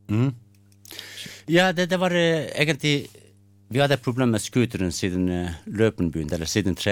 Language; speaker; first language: Norwegian; non-native, fluent; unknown